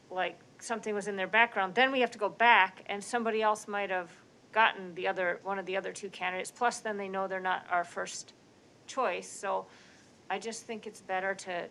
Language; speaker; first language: English; native; English